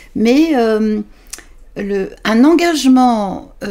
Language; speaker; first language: French; native; French